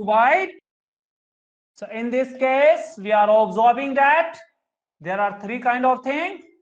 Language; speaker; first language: English; non-native, local second language; Hindi